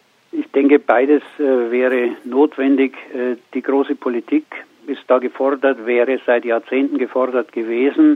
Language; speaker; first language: German; native; German